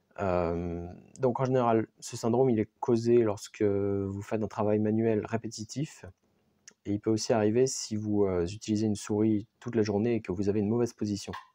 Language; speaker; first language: French; native; French